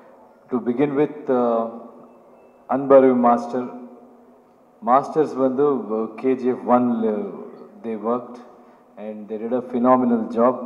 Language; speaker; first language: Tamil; non-native, learner; Kannada